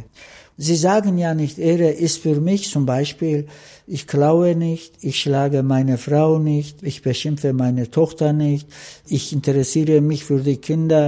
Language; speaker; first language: German; non-native, fluent; Turkish